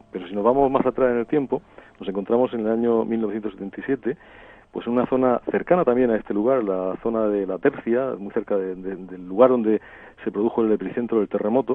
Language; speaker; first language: Spanish; native; Spanish